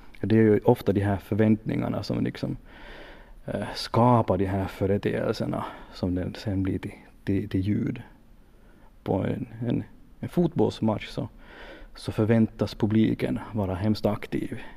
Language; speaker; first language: Swedish; native; Swedish